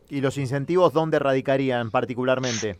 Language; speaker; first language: Spanish; native; Spanish